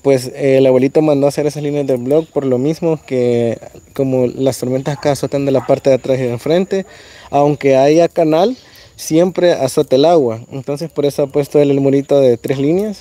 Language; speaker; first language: Spanish; native; Spanish